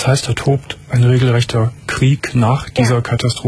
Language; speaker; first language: German; native; German